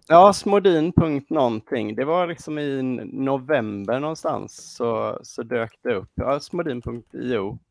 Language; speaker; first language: Swedish; native; Swedish